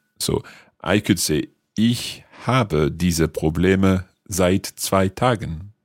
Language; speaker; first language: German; non-native, learner; English